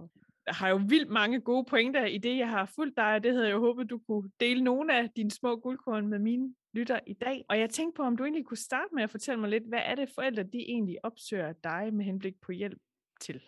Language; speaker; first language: Danish; native; Danish